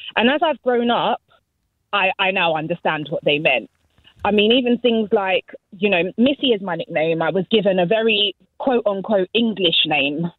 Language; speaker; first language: English; native; English